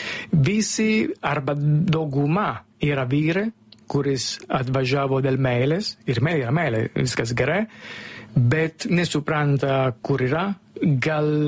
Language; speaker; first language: Lithuanian; non-native, fluent; Italian